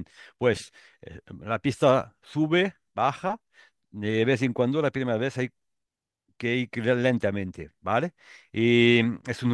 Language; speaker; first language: Spanish; non-native, learner; French